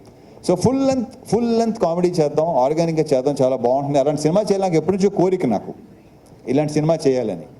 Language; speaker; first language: Telugu; native; Telugu